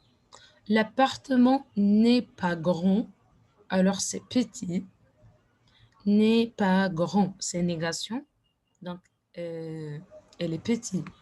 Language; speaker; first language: French; non-native, fluent; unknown